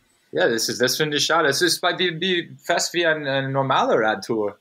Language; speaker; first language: German; non-native, fluent; English